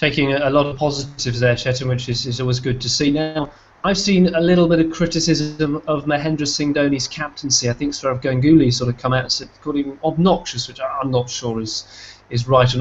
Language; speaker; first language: English; native; English